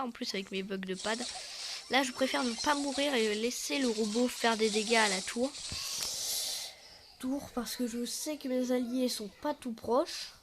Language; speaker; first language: French; native; French